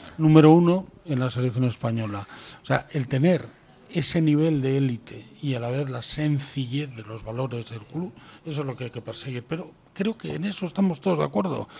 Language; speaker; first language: Spanish; native; Spanish